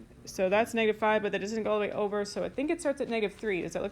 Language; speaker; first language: English; native; English